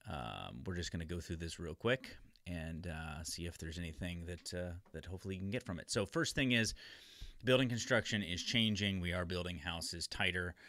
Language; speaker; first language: English; native; English